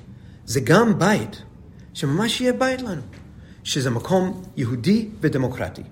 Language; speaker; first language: Hebrew; non-native, fluent; English